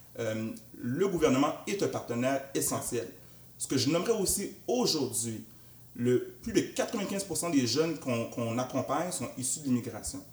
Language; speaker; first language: French; native; French